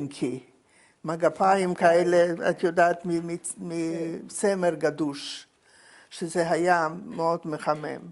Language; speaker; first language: Hebrew; non-native, fluent; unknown